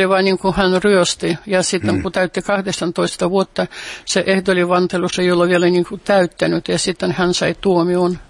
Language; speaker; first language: Finnish; non-native, fluent; Russian